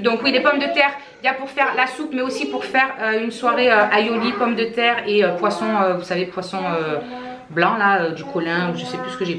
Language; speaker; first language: French; native; French